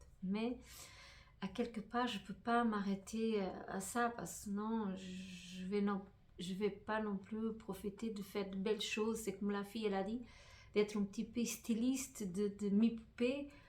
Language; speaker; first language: French; non-native, fluent; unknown